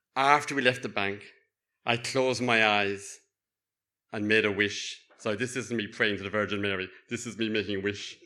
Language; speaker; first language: English; native; English